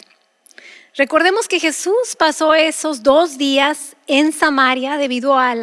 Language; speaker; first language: Spanish; native; Spanish